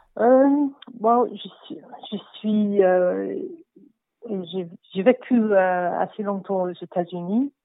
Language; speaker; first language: French; non-native, learner; English